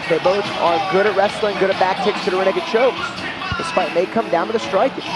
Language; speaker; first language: English; native; English